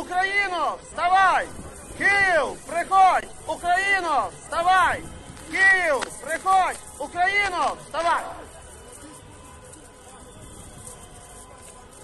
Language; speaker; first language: Ukrainian; native; Ukrainian